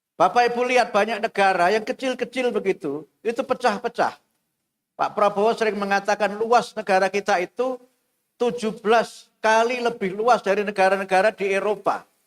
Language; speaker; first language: Indonesian; non-native, local second language; Javanese